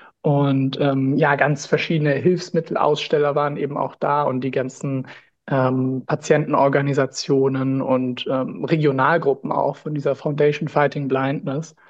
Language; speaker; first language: German; native; German